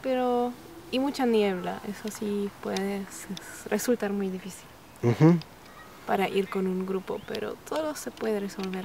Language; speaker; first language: Spanish; non-native, fluent; Czech